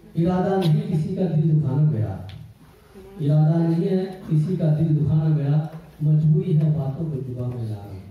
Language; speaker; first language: Hindi; non-native, local second language; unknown